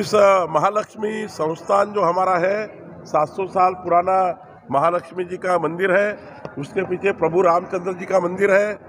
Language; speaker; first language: Hindi; non-native, local second language; Marathi